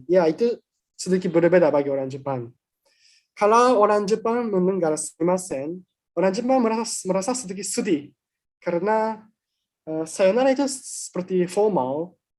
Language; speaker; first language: Indonesian; non-native, fluent; Japanese